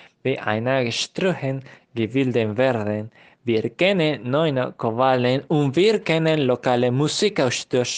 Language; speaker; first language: German; non-native, learner; Spanish